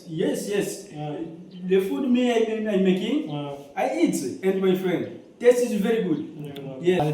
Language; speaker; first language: English; non-native, learner; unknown